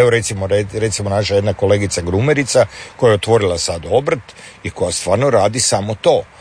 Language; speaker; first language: Croatian; native; Croatian